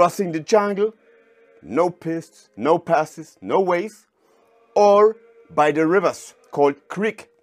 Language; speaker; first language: English; non-native, fluent; German